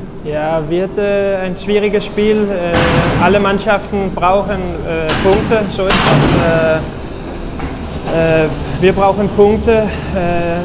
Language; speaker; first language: German; non-native, fluent; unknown